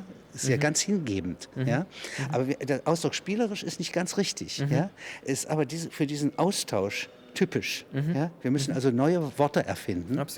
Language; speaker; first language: German; native; German